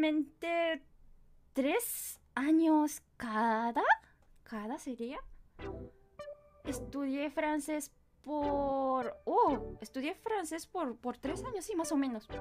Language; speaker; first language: Spanish; non-native, fluent; Japanese